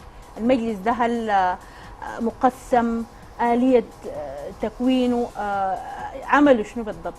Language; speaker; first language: Arabic; native; Arabic